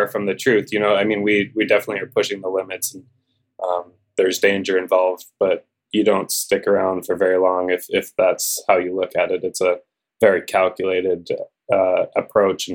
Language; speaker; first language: English; native; English